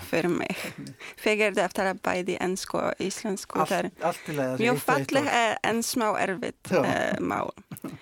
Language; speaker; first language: Icelandic; non-native, learner; Polish